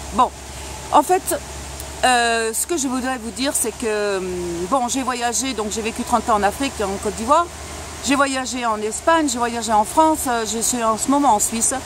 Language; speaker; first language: French; non-native, local second language; Spanish